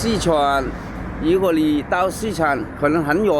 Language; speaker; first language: Chinese; native; Chinese